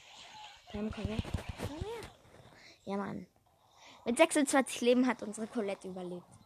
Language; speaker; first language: German; native; German